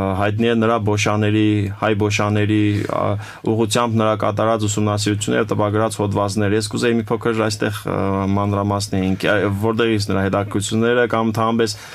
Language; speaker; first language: Armenian; native; Armenian